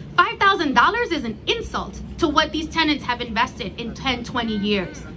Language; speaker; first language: English; early bilingual, other home language; Spanish